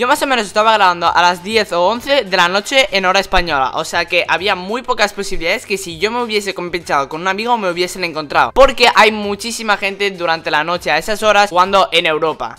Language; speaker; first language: Spanish; early bilingual, other home language; Russian